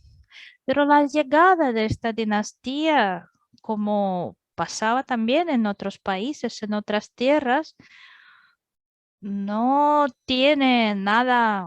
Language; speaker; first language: Spanish; non-native, fluent; Russian